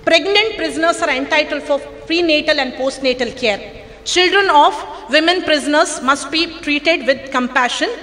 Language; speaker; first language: English; non-native, local second language; Kannada